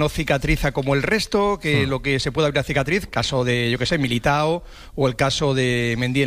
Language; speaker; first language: Spanish; native; Spanish